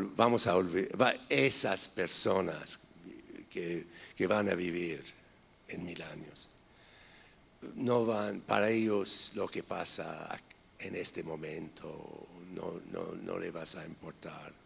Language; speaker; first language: Spanish; non-native, fluent; English